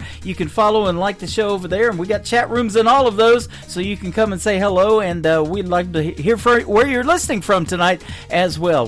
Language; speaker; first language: English; native; English